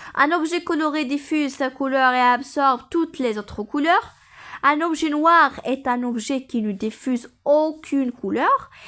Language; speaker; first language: French; non-native, local second language; Arabic